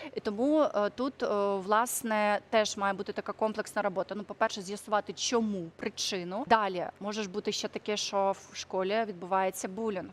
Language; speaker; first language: Ukrainian; native; Ukrainian